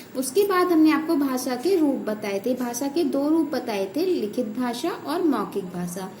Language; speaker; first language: Hindi; native; Hindi